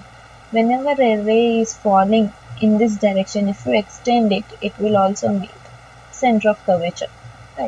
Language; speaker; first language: English; non-native, local second language; Telugu